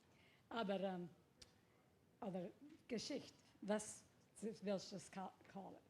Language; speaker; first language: German; early bilingual, heritage; English